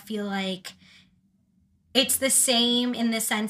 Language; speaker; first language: English; native; English